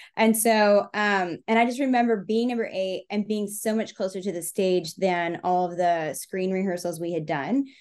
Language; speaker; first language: English; native; English